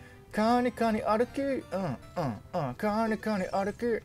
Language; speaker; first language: Japanese; non-native, learner; English